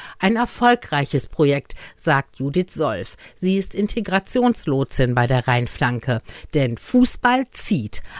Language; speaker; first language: German; native; German